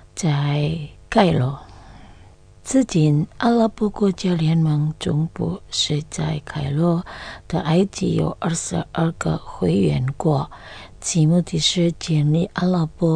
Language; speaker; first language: Chinese; non-native, learner; Indonesian